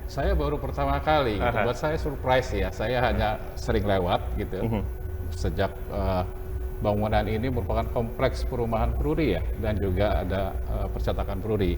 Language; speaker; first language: Indonesian; native; Indonesian